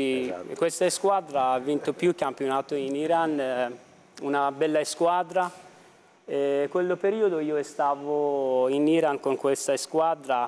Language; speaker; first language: Italian; non-native, fluent; Persian